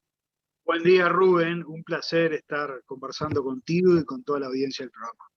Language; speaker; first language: Spanish; native; Spanish